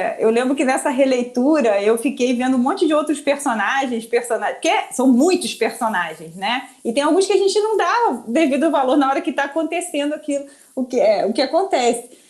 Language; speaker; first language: Portuguese; early bilingual, other home language; Spanish